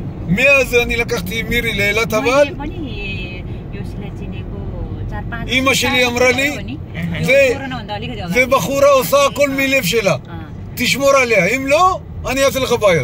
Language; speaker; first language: Hebrew; non-native, fluent; Nepali